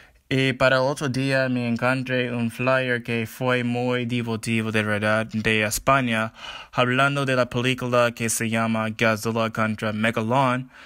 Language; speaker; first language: Spanish; non-native, learner; English